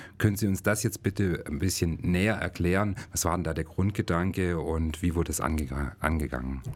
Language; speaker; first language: German; native; German